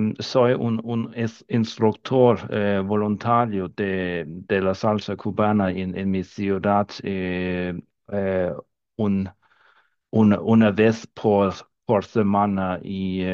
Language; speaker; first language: Spanish; non-native, fluent; Danish